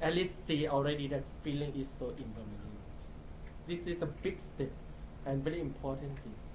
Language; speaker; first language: English; non-native, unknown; Thai